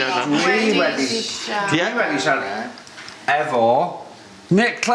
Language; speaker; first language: Welsh; non-native, learner; English